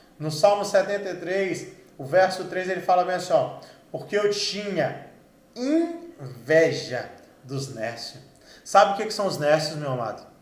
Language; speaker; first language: Portuguese; native; Portuguese